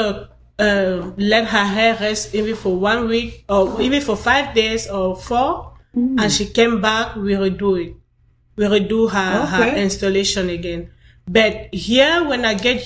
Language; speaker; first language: English; non-native, local second language; French